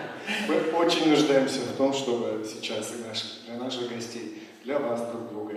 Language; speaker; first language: Russian; native; Russian